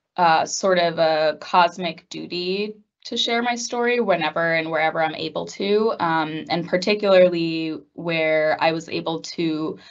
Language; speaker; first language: English; native; English